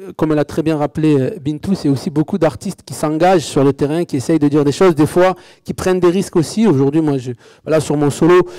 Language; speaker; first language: French; native; French